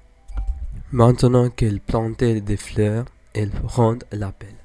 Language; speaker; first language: French; non-native, learner; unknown